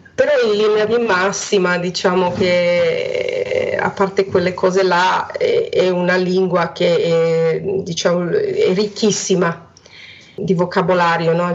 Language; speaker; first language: Italian; non-native, fluent; Hungarian